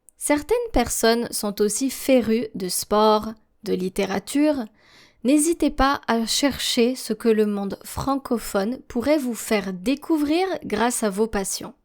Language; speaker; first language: French; native; French